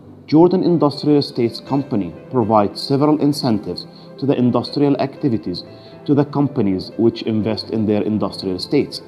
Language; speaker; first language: English; non-native, fluent; Arabic